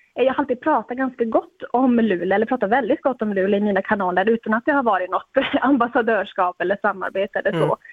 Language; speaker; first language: Swedish; native; Swedish